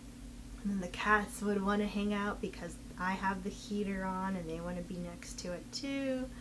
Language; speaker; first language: English; native; English